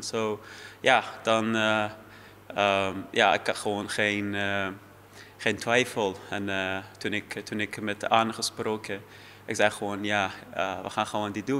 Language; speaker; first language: Dutch; non-native, fluent; Persian